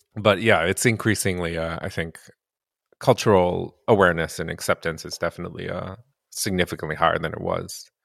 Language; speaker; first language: English; early bilingual, other home language; Japanese